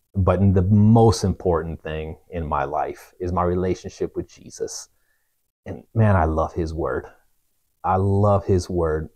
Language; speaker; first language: English; native; English